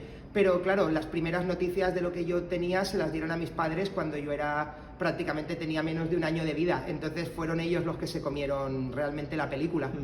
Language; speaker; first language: Spanish; native; Spanish